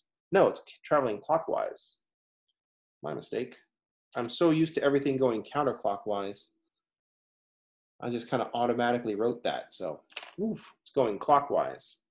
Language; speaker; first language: English; native; English